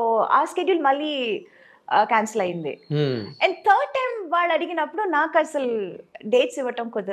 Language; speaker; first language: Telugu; non-native, local second language; Tamil